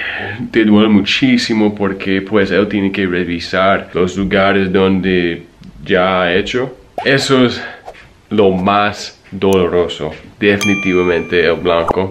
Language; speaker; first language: Spanish; non-native, fluent; English